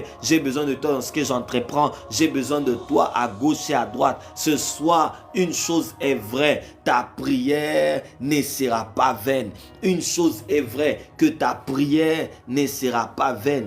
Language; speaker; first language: French; non-native, local second language; Lingala